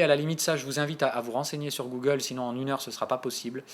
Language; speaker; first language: French; native; French